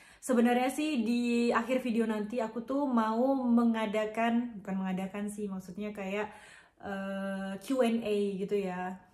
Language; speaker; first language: Indonesian; native; Indonesian